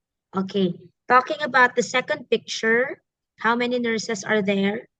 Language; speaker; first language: English; non-native, fluent; Filipino